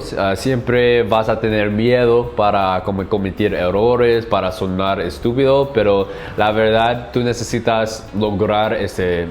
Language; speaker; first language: Spanish; non-native, learner; English